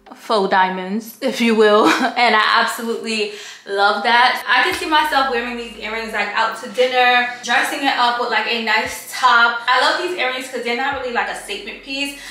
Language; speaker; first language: English; native; English